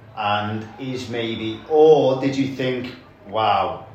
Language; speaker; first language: English; native; English